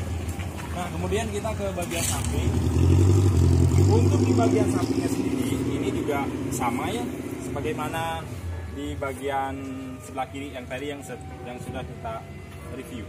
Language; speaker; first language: Indonesian; native; Indonesian